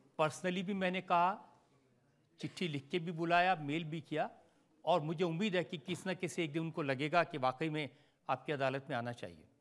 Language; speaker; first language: Hindi; native; Hindi